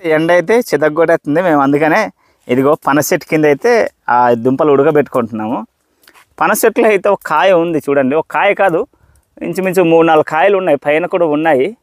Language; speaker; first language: Telugu; non-native, local second language; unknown